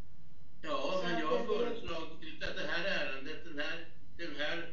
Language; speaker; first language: Swedish; native; Swedish